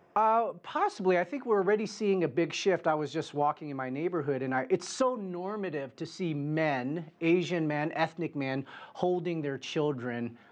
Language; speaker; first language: English; native; English